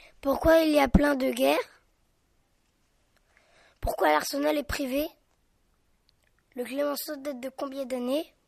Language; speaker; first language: French; native; French